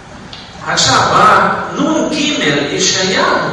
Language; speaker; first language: Hebrew; non-native, fluent; Russian